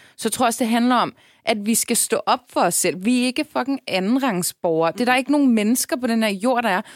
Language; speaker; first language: Danish; early bilingual, other home language; Turkish